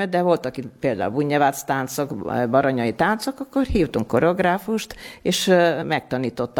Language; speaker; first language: Hungarian; non-native, local second language; Serbian